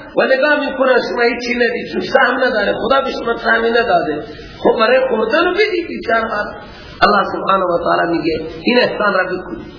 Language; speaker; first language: Persian; non-native, local second language; Baluchi